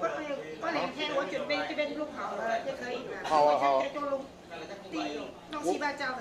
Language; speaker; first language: Chinese; non-native, learner; English